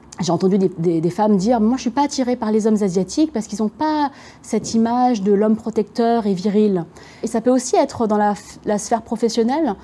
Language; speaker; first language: French; native; French